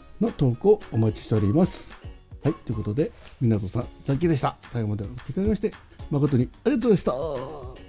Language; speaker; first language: Japanese; native; Japanese